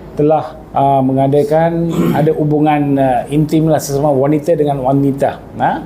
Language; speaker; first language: Malay; non-native, local second language; Tamil